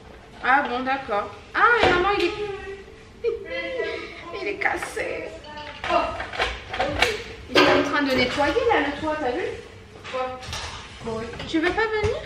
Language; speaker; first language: French; native; French